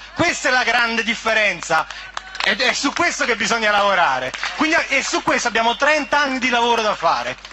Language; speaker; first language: Italian; native; Italian